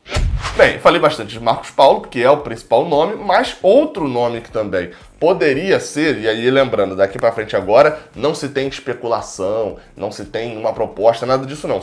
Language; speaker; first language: Portuguese; native; Portuguese